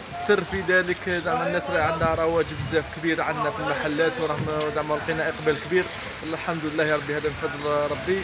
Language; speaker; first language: Arabic; native; Arabic